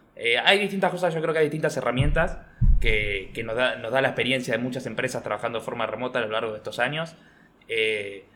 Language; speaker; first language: Spanish; native; Spanish